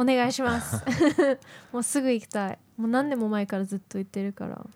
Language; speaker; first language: Japanese; native; Japanese